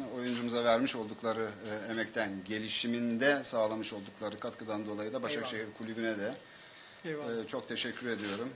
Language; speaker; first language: Turkish; native; Turkish